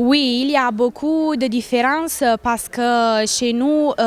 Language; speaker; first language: French; non-native, learner; Italian